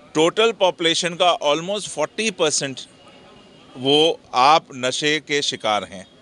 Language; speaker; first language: Hindi; non-native, local second language; Punjabi